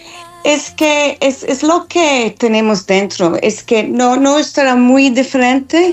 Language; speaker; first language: Spanish; non-native, fluent; English